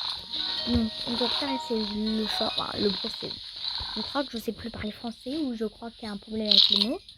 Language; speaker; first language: French; native; French